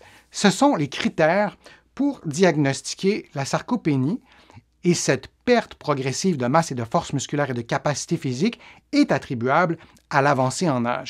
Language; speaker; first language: French; native; French